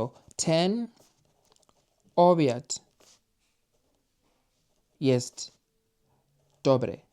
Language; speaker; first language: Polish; non-native, learner; English